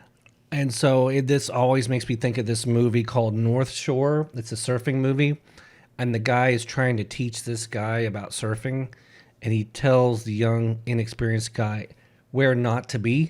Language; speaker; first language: English; native; English